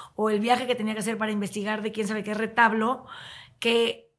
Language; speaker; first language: Spanish; native; Spanish